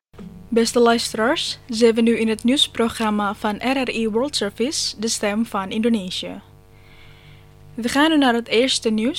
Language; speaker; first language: Dutch; non-native, fluent; Indonesian